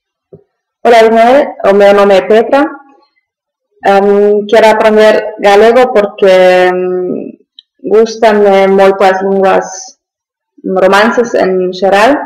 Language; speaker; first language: Galician; non-native, learner; German